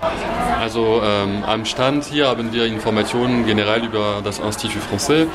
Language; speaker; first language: German; non-native, fluent; French